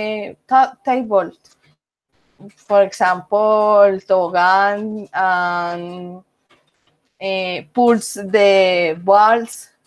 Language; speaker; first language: English; non-native, learner; Spanish